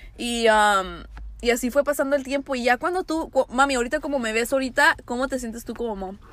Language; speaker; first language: Spanish; early bilingual, heritage; Spanish